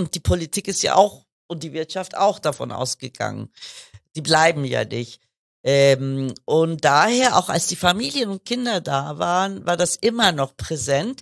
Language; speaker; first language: German; early bilingual, other home language; Kurdish